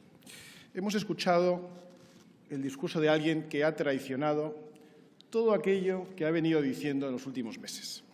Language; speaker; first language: Spanish; native; Spanish